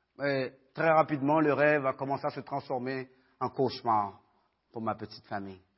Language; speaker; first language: French; early bilingual, other home language; Haitian Creole